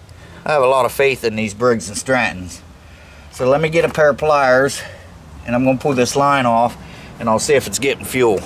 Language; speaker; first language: English; native; English